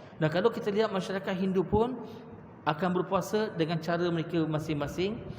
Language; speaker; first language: Malay; non-native, local second language; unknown